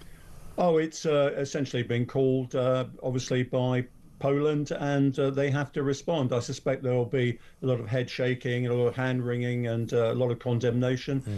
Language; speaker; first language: English; native; English